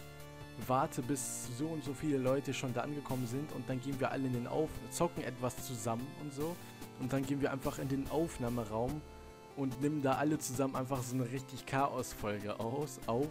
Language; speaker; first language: German; native; German